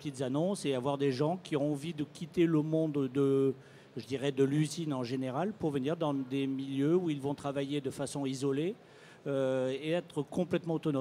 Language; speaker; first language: French; native; French